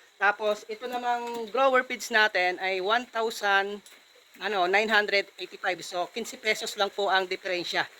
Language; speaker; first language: Filipino; non-native, local second language; Iloko